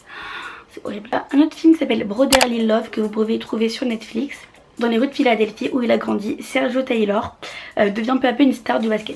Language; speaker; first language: French; native; French